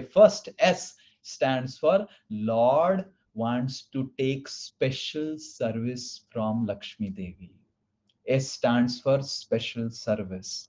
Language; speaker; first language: Hindi; non-native, local second language; Odia